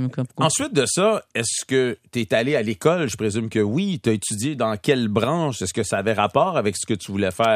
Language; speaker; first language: French; native; French